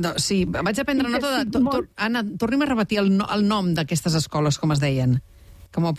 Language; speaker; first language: Catalan; native; Catalan